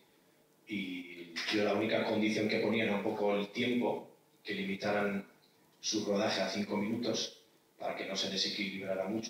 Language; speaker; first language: Spanish; native; Spanish